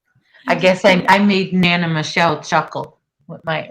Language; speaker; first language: English; native; English